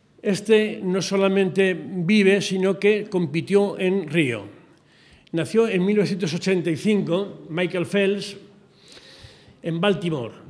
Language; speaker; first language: Spanish; native; Spanish